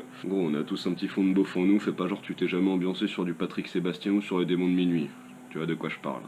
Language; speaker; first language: French; native; French